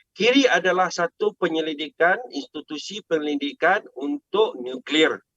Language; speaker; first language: Malay; non-native, local second language; Chinese